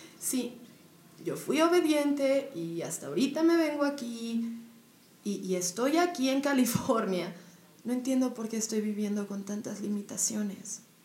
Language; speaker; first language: Spanish; native; Spanish